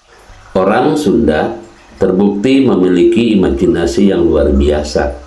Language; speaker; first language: Indonesian; non-native, local second language; Sundanese